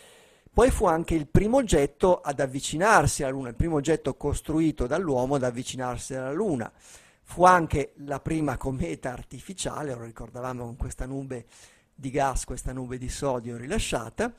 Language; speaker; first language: Italian; native; Italian